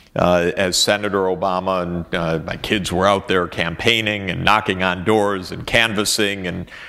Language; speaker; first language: English; native; English